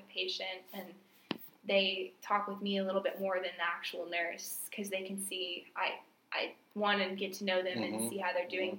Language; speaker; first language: English; native; English